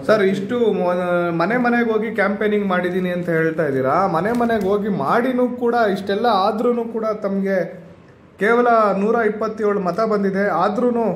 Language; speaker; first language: Kannada; native; Kannada